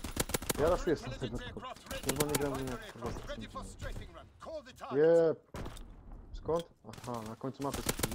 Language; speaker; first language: Polish; native; Polish